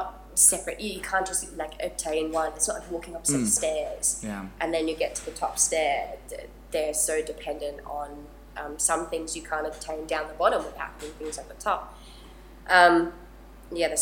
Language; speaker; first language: English; native; English